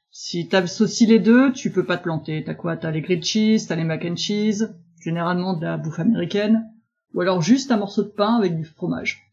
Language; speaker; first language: French; native; French